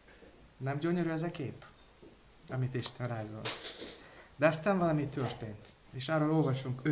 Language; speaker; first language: Hungarian; non-native, learner; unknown